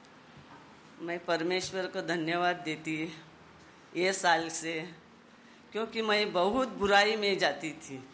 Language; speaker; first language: Hindi; non-native, local second language; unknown